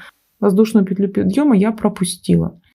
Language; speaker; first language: Russian; native; Russian